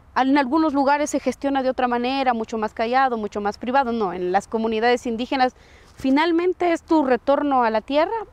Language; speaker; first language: Spanish; native; Spanish